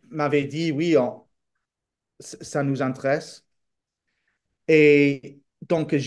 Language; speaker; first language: French; non-native, fluent; English